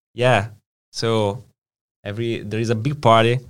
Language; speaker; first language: English; non-native, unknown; Italian